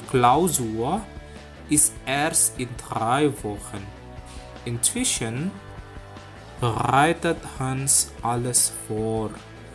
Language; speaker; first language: German; non-native, fluent; Indonesian